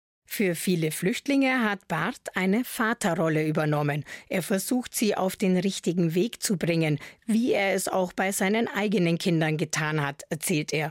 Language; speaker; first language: German; native; German